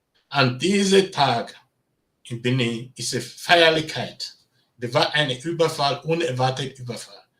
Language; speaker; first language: German; non-native, learner; Bini